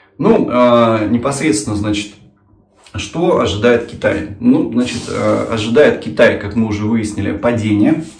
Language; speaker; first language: Russian; native; Russian